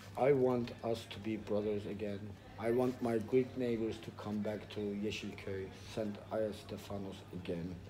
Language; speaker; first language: English; non-native, fluent; Turkish